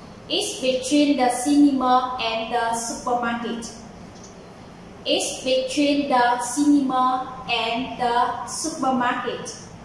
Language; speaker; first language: English; non-native, fluent; Vietnamese